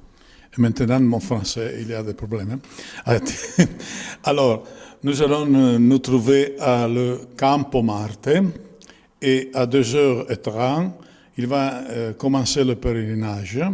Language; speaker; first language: French; non-native, learner; Italian